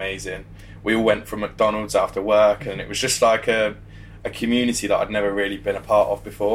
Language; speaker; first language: English; native; English